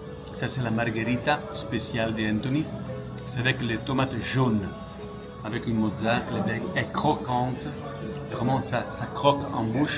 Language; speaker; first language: French; non-native, fluent; Italian